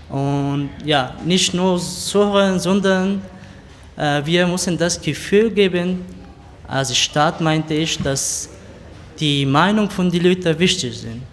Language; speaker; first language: German; non-native, learner; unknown